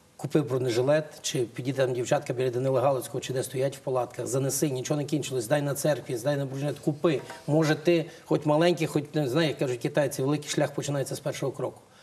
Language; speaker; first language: Ukrainian; native; Ukrainian